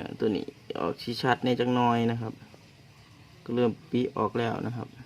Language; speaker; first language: Thai; non-native, local second language; Northeastern Thai